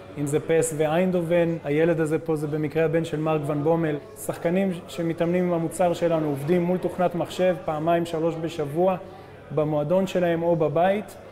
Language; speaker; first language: Hebrew; native; Hebrew